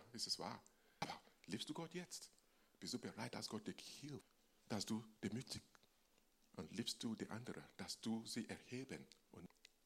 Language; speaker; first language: German; non-native, fluent; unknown